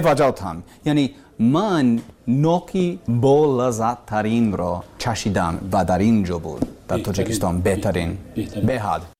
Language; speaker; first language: Persian; non-native, learner; English